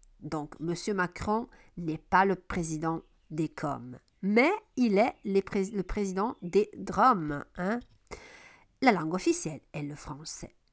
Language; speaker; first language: French; non-native, fluent; Italian